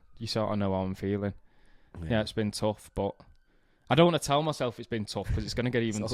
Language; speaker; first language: English; native; English